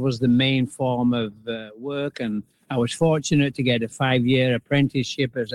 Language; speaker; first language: English; native; English